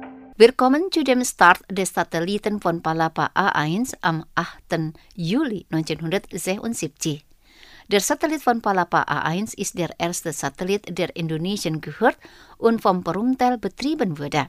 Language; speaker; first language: German; non-native, fluent; Indonesian